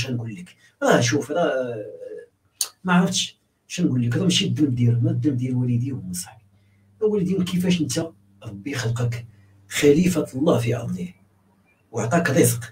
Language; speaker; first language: Arabic; native; Arabic